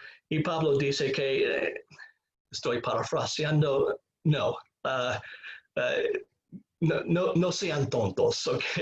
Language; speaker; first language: Spanish; non-native, fluent; English